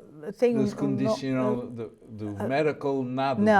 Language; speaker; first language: Portuguese; early bilingual, heritage; Portuguese